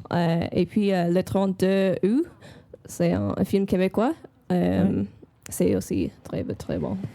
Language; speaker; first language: French; non-native, fluent; English